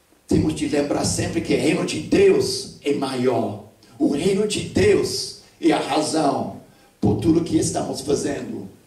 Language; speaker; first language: Portuguese; non-native, fluent; English